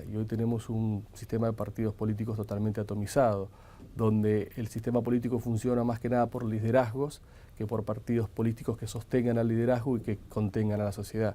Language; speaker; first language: Spanish; native; Spanish